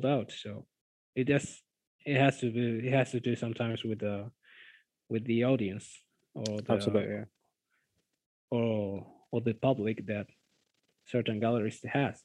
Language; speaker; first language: English; non-native, fluent; Spanish